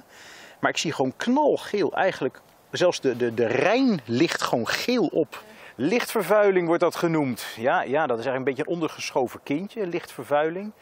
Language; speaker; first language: Dutch; native; Dutch